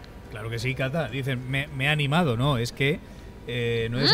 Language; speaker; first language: Spanish; native; Spanish